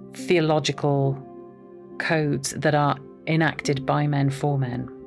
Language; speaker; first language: English; native; English